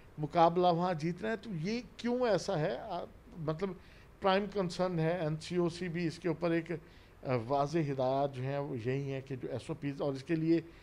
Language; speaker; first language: Urdu; non-native, local second language; Saraiki